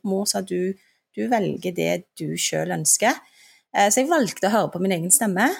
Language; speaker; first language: Norwegian; early bilingual, other home language; Turkish